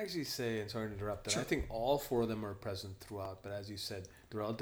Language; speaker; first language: English; non-native, local second language; Hindi